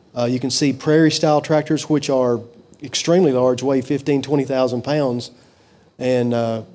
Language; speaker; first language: English; native; English